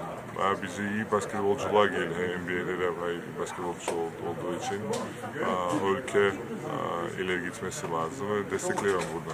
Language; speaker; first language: Turkish; non-native, fluent; Georgian